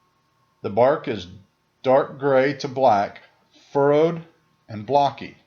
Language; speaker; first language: English; native; English